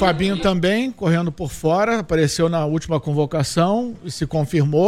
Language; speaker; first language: Portuguese; native; Portuguese